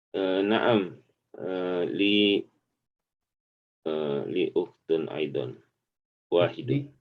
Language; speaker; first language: Arabic; non-native, learner; Indonesian